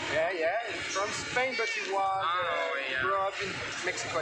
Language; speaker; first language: English; non-native, learner; French